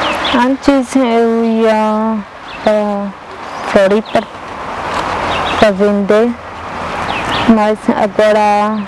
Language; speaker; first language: Portuguese; non-native, local second language; Guarani